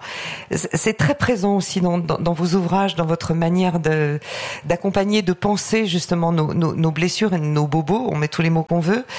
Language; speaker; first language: French; native; French